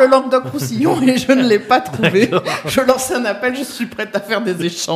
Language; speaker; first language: French; native; French